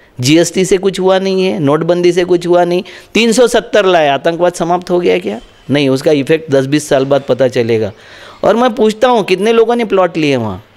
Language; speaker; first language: Hindi; non-native, local second language; Marathi